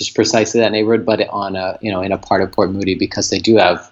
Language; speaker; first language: English; native; English